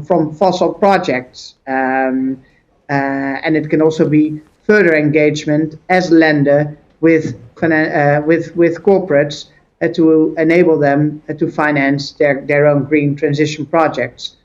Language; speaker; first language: English; non-native, fluent; Dutch